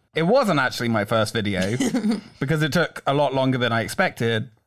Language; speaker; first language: English; native; English